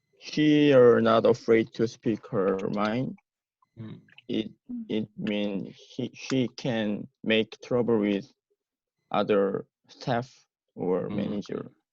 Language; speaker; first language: English; non-native, learner; Korean